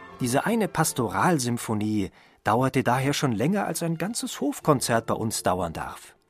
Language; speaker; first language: German; native; German